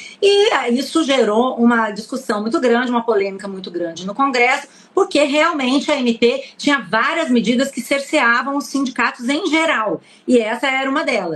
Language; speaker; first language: Portuguese; native; Portuguese